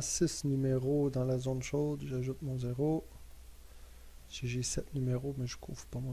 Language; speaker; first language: French; native; French